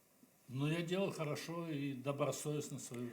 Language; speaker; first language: Russian; native; Russian